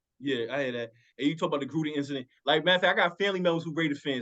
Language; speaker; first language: English; native; English